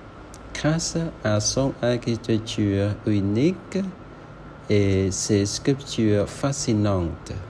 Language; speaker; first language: French; non-native, learner; Khmer